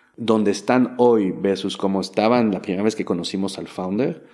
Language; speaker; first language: Spanish; non-native, fluent; French